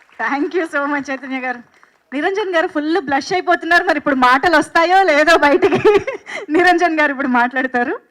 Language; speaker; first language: Telugu; native; Telugu